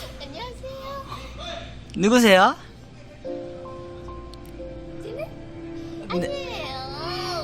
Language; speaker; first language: Korean; non-native, learner; Vietnamese